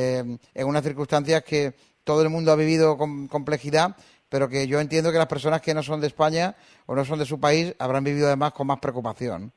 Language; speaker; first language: Spanish; native; Spanish